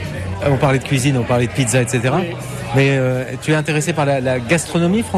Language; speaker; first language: French; native; French